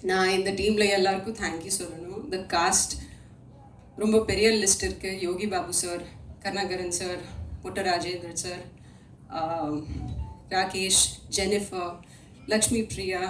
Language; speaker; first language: Tamil; non-native, learner; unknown